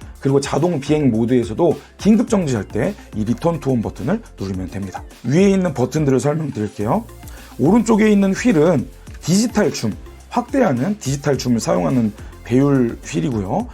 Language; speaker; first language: Korean; native; Korean